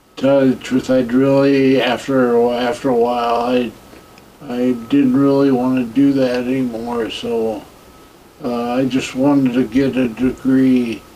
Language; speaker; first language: English; native; English